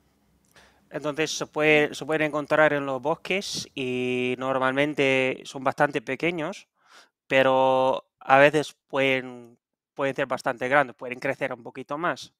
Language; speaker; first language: Spanish; non-native, fluent; Dutch